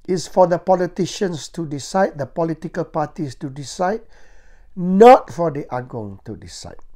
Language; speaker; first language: English; non-native, local second language; Malay